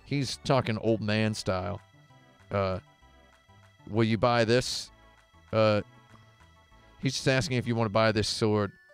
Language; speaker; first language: English; native; English